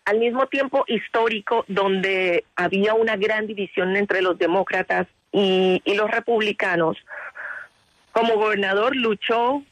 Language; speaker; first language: Spanish; native; Spanish